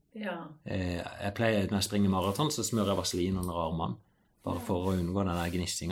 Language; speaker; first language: Norwegian; native; Norwegian